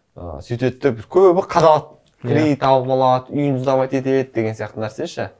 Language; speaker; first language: Kazakh; native; Kazakh